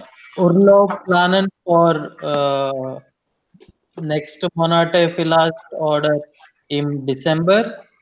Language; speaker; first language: German; non-native, learner; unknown